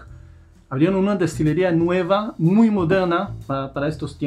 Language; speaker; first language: Spanish; non-native, fluent; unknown